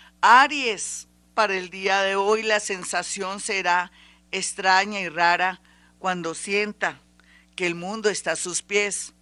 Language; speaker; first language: Spanish; native; Spanish